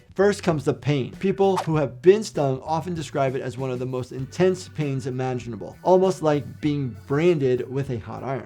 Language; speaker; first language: English; native; English